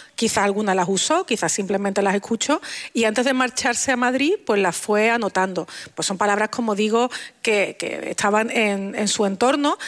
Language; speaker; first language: Spanish; native; Spanish